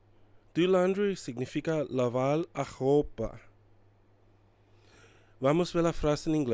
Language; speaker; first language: Portuguese; non-native, learner; English